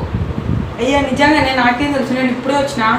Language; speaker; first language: Telugu; native; Telugu